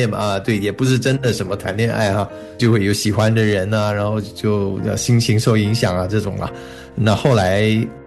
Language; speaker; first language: Chinese; native; Chinese